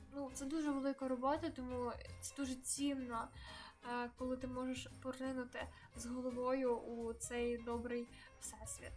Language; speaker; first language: Ukrainian; native; Ukrainian